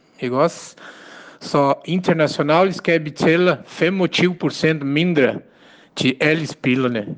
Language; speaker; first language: Danish; non-native, learner; Portuguese